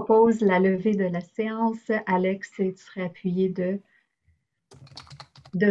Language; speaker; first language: French; native; French